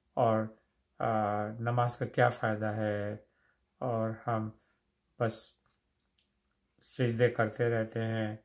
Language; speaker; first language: Hindi; native; Hindi